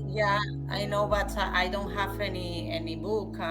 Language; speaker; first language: English; non-native, learner; Spanish